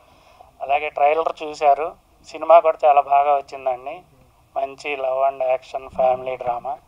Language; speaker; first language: Telugu; native; Telugu